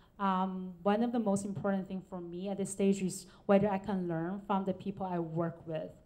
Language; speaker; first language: English; non-native, fluent; Chinese